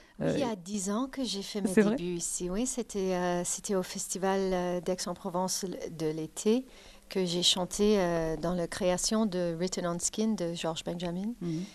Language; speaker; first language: French; non-native, learner; English